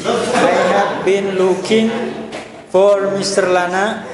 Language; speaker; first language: English; non-native, learner; Indonesian